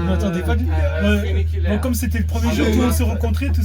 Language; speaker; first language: French; native; French